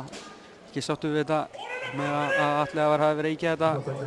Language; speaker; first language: Icelandic; native; Icelandic